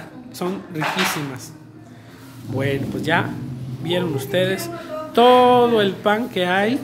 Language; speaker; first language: Spanish; native; Spanish